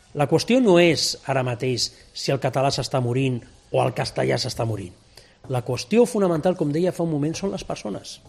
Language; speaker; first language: Catalan; non-native, local second language; Spanish